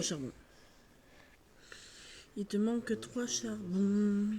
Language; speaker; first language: French; native; French